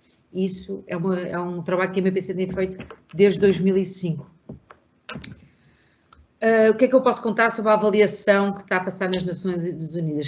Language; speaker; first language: Portuguese; native; Portuguese